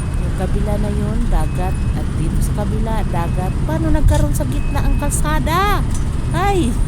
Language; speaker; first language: Filipino; native; Filipino